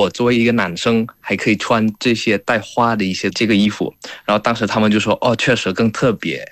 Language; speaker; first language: Chinese; non-native, fluent; Indonesian